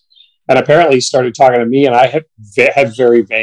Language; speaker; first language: English; native; English